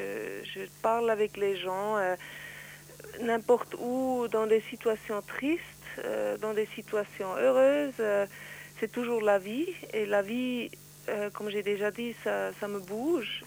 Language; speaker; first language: French; non-native, learner; Swiss German